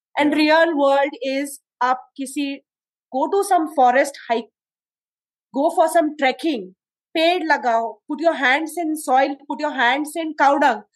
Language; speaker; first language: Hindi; non-native, local second language; Konkani